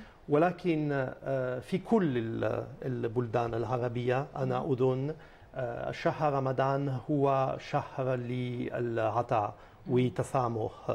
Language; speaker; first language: Arabic; non-native, fluent; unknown